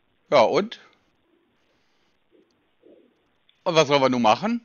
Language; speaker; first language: German; native; German